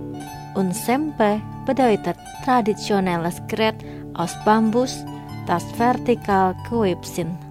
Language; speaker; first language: German; non-native, fluent; Indonesian